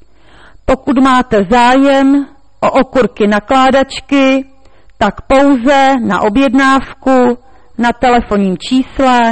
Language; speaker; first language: Czech; native; Czech